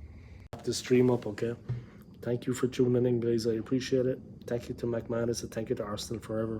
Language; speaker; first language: English; native; English